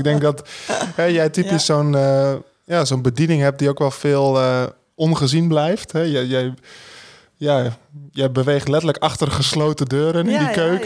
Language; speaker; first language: Dutch; native; Dutch